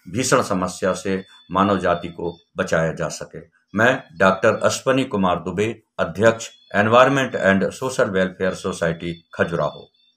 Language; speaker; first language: Hindi; native; Hindi